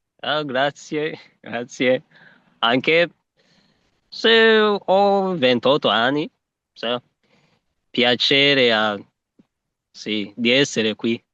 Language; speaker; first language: Italian; non-native, learner; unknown